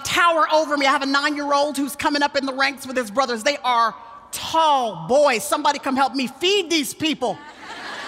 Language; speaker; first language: English; native; English